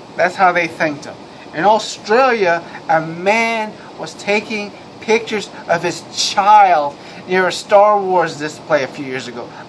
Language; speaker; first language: English; native; English